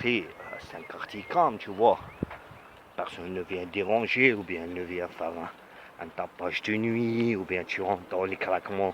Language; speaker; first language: French; non-native, local second language; Arabic